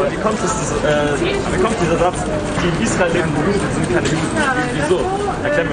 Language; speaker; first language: German; early bilingual, other home language; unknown